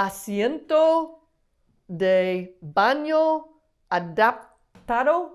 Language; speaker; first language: Spanish; non-native, learner; English